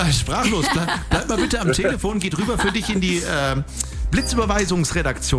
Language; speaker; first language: German; native; German